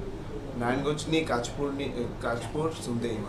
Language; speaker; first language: Japanese; non-native, learner; Bangla